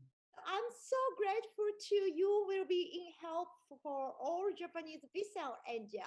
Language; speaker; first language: English; non-native, learner; Japanese